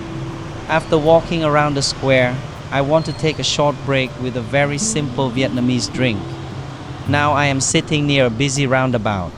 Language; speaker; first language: English; non-native, fluent; Vietnamese